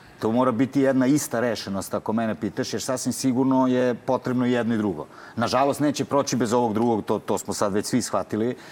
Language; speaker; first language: Serbian; native; Serbian